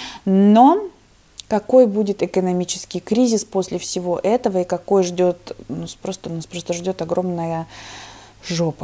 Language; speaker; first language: Russian; native; Russian